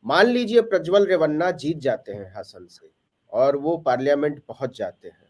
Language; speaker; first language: Hindi; native; Hindi